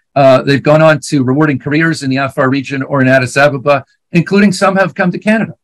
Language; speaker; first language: English; native; English